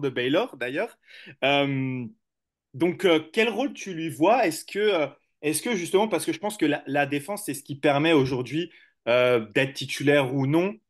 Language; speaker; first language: French; native; French